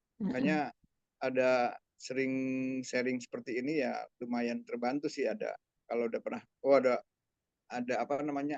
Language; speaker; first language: Indonesian; native; Indonesian